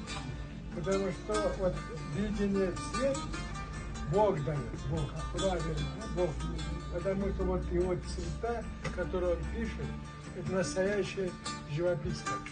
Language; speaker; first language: Russian; non-native, local second language; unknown